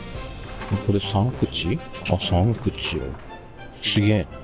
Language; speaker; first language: Japanese; native; Japanese